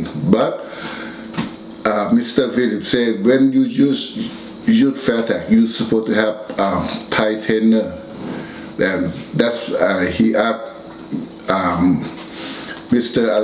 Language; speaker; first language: English; non-native, learner; Thai